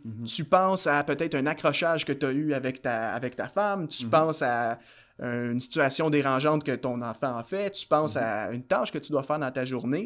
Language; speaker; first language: French; native; French